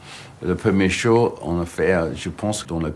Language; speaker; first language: French; non-native, learner; English